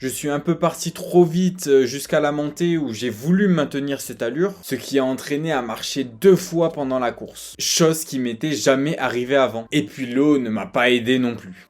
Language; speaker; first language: French; native; French